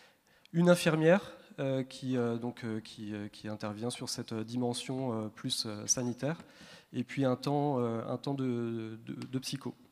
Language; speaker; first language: French; native; French